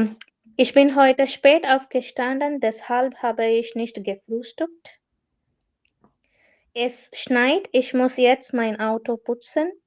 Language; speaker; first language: German; non-native, learner; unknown